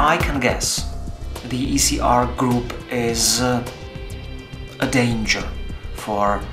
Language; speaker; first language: English; non-native, fluent; Czech